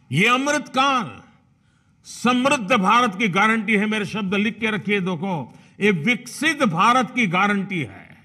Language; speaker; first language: Hindi; non-native, local second language; Gujarati